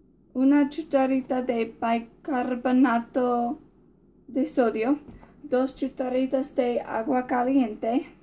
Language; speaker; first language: Spanish; non-native, learner; English